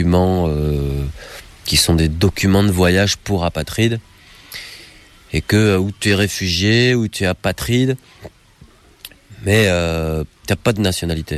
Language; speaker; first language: French; native; French